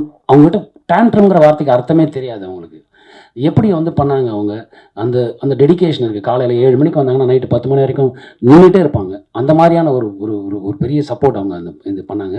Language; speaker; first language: Tamil; native; Tamil